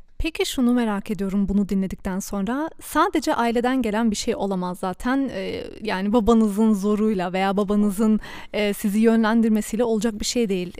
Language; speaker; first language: Turkish; early bilingual, heritage; Turkish